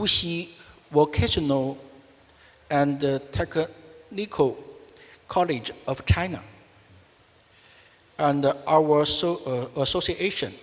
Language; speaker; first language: English; non-native, fluent; Chinese